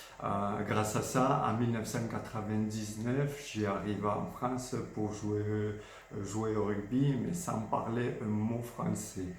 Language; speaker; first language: French; non-native, fluent; Georgian